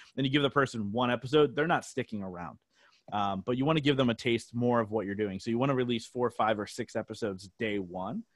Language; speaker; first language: English; native; English